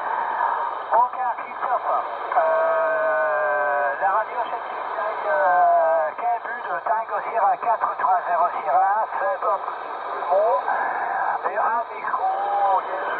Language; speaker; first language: French; non-native, learner; Italian